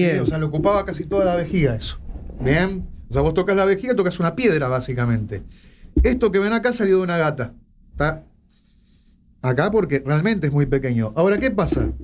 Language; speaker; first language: Spanish; native; Spanish